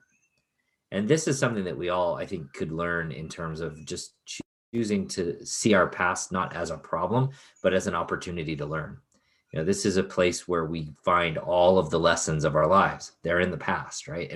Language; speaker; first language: English; native; English